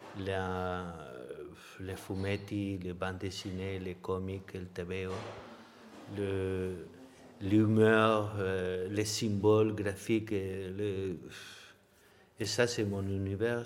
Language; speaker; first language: French; non-native, learner; Spanish